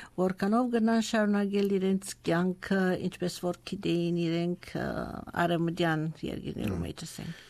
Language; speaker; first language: Armenian; early bilingual, heritage; Armenian